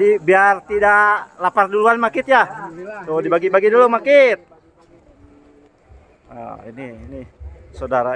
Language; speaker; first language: Indonesian; non-native, local second language; Sundanese